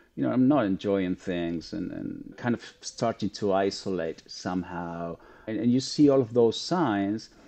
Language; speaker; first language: English; non-native, fluent; Spanish